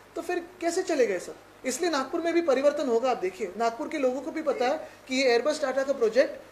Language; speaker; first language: Hindi; non-native, local second language; Marathi